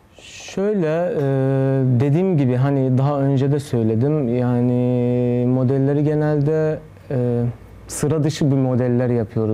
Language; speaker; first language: Turkish; non-native, fluent; Arabic